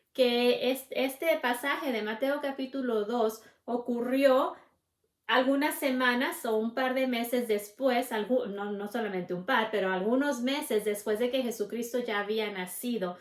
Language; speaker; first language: Spanish; native; Spanish